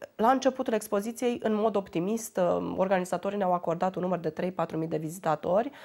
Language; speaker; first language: Romanian; native; Romanian